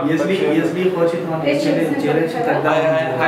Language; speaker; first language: Russian; non-native, learner; Hindi